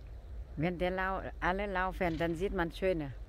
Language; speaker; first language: German; non-native, learner; Vietnamese